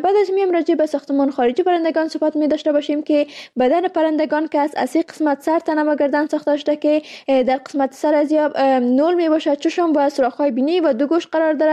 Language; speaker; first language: Persian; native; Persian